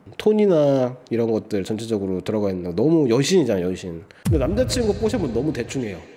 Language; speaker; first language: Korean; native; Korean